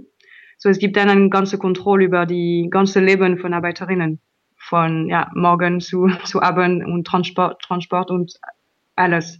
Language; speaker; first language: German; non-native, learner; French